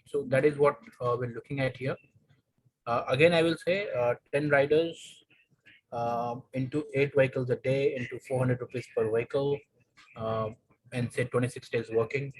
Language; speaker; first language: English; non-native, local second language; Hindi